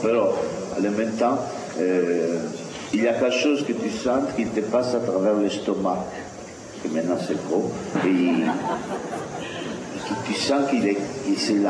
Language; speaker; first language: French; non-native, fluent; Italian